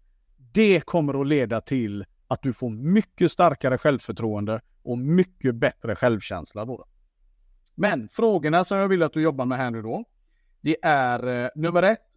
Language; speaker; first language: Swedish; native; Swedish